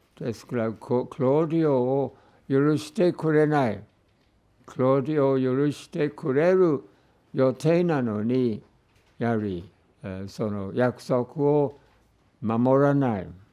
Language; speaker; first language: Japanese; non-native, fluent; English